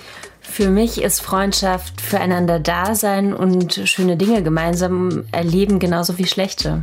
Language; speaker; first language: German; native; German